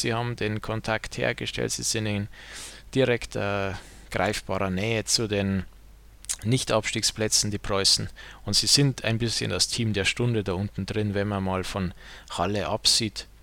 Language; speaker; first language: German; native; German